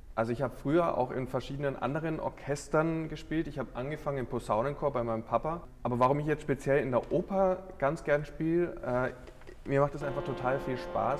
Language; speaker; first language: German; native; German